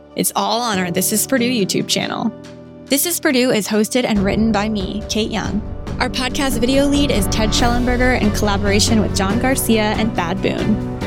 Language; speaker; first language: English; native; English